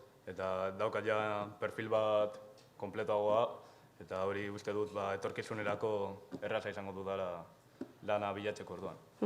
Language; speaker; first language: Basque; non-native, local second language; Spanish